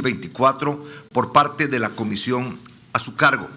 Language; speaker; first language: Spanish; native; Spanish